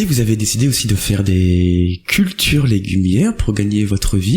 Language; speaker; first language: French; native; French